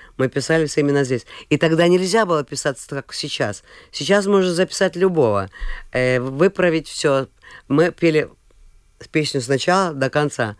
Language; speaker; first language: Russian; non-native, local second language; Latvian